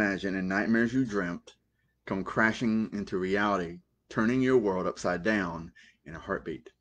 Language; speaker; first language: English; native; English